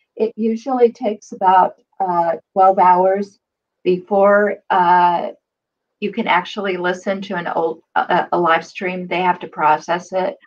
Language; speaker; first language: English; non-native, fluent; Hebrew